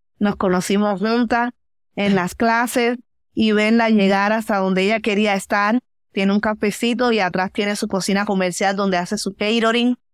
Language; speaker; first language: Spanish; native; Spanish